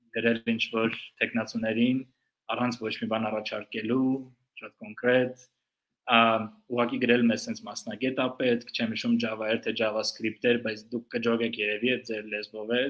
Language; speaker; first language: Armenian; early bilingual, heritage; Armenian